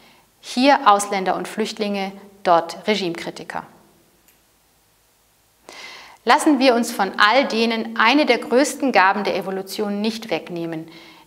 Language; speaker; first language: German; native; German